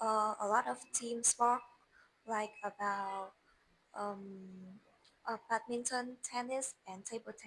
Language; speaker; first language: English; non-native, learner; Vietnamese